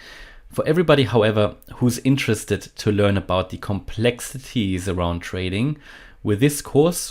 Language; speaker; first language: English; non-native, fluent; German